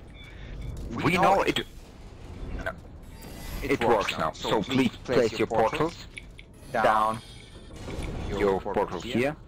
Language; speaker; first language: English; non-native, learner; German